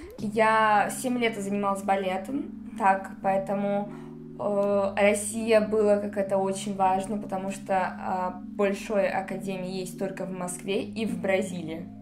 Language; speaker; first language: Russian; non-native, learner; Portuguese